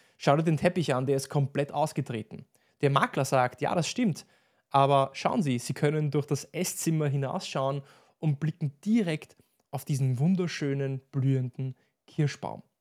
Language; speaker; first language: German; native; German